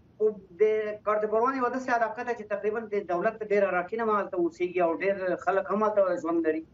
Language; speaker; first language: Pashto; non-native, local second language; Punjabi